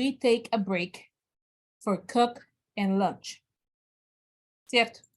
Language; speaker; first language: English; non-native, learner; Spanish